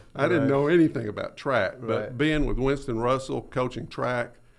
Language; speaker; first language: English; native; English